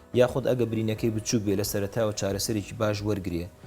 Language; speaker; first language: Central Kurdish; native; Central Kurdish